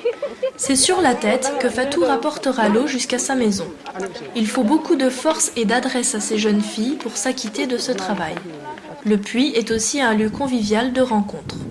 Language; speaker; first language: French; native; French